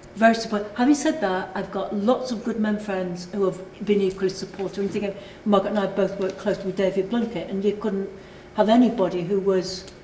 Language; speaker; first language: English; native; English